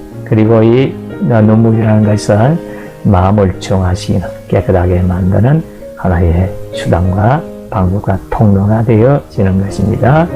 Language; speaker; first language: Korean; native; Korean